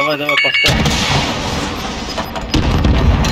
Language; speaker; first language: Russian; non-native, learner; Azerbaijani